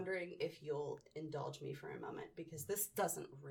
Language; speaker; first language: English; native; English